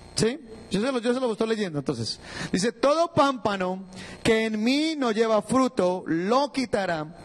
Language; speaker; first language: Spanish; native; Spanish